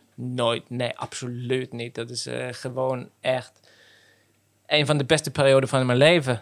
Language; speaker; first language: Dutch; non-native, fluent; Norwegian